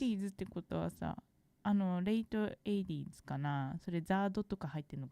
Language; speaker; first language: Japanese; native; Japanese